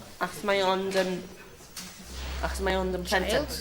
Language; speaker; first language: Welsh; non-native, local second language; English